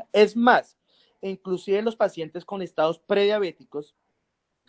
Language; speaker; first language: Spanish; native; Spanish